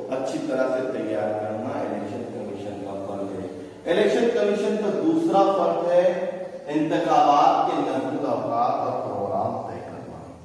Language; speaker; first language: Urdu; native; Urdu